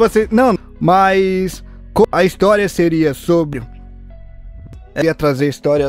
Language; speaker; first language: Portuguese; native; Portuguese